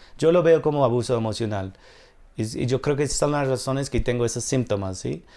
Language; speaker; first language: Spanish; non-native, fluent; English